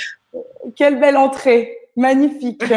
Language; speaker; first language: French; native; French